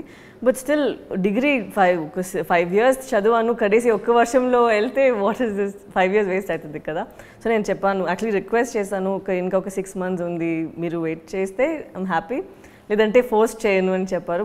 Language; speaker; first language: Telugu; non-native, local second language; Tamil